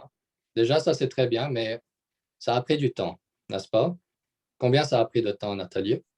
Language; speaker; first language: French; non-native, local second language; Arabic